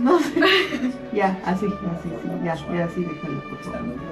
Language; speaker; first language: Spanish; native; Spanish